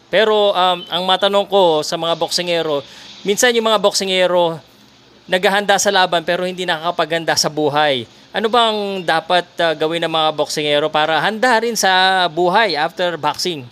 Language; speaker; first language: Filipino; native; Filipino